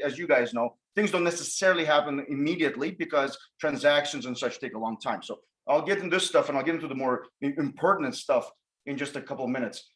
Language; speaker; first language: English; native; English